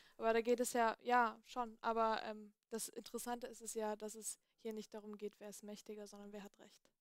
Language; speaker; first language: German; native; German